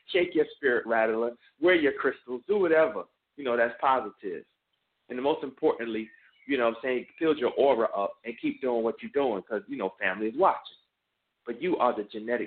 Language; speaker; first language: English; native; English